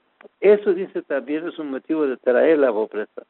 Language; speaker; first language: Spanish; non-native, fluent; Persian